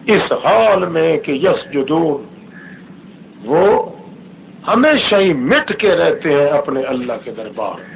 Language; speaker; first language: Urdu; non-native, local second language; Saraiki